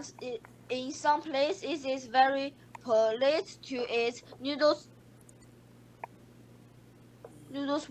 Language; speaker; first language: English; non-native, learner; Chinese